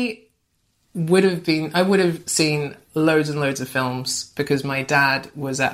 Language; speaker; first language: English; native; English